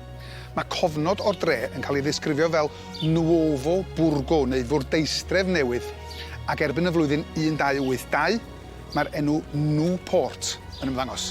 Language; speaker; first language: Welsh; native; Welsh